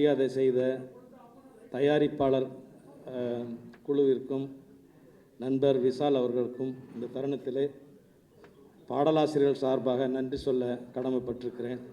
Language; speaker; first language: Tamil; native; Tamil